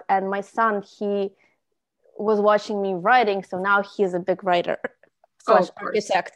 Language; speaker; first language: English; non-native, fluent; Russian